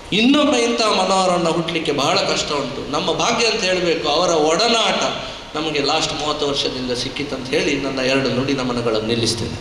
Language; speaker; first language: Kannada; non-native, local second language; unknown